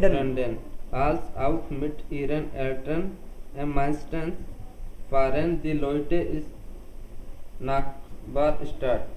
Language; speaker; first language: German; non-native, learner; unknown